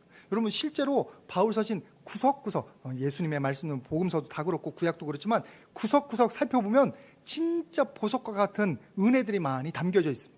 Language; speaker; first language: Korean; native; Korean